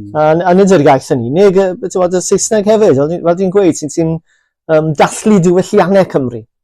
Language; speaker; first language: Welsh; native; Welsh